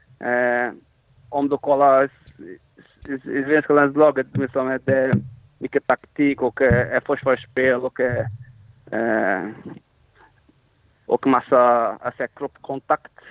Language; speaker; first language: Swedish; non-native, fluent; Portuguese